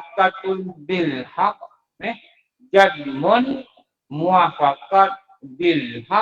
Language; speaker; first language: Malay; native; Malay